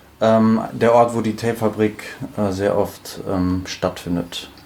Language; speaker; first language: German; native; German